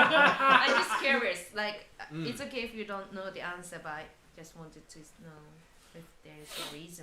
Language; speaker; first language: English; non-native, fluent; Japanese